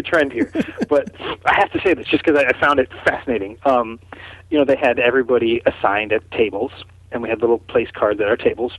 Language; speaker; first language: English; native; English